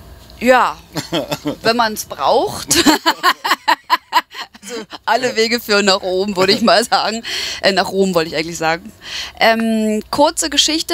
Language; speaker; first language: German; native; German